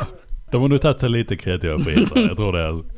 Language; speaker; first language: Swedish; native; Swedish